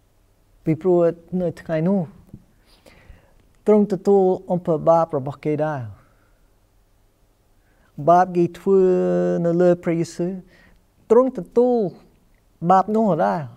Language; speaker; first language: Khmer; non-native, fluent; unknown